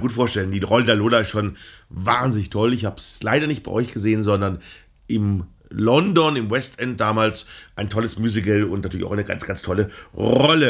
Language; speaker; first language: German; native; German